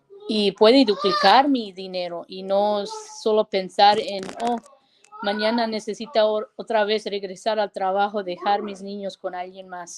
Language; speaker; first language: Spanish; early bilingual, heritage; Spanish